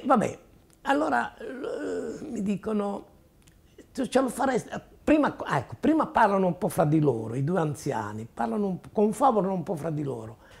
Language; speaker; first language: Italian; native; Italian